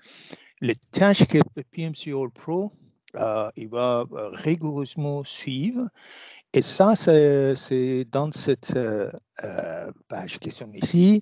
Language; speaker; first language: French; non-native, fluent; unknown